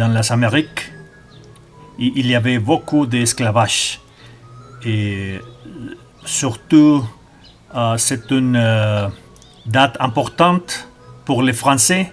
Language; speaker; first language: French; non-native, learner; Spanish